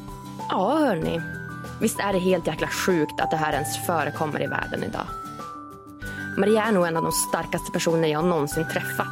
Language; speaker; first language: Swedish; native; Swedish